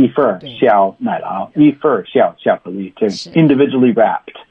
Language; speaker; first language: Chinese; non-native, learner; English